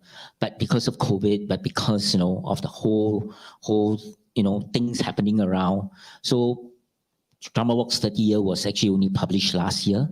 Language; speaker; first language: English; non-native, local second language; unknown